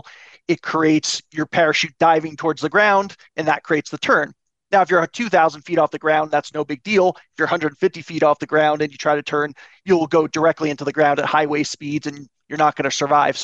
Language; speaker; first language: English; native; English